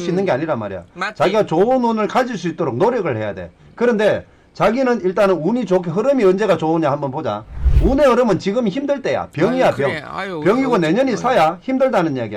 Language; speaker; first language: Korean; native; Korean